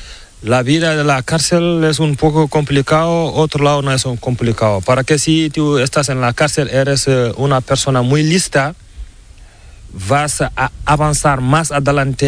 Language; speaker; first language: Spanish; non-native, learner; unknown